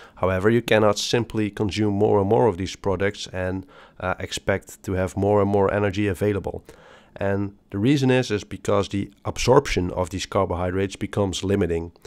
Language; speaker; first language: English; non-native, fluent; Dutch